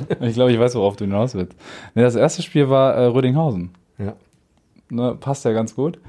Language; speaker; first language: German; native; German